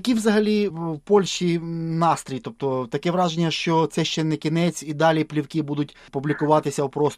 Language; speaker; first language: Ukrainian; native; Ukrainian